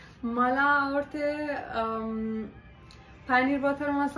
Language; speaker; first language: Marathi; non-native, learner; Persian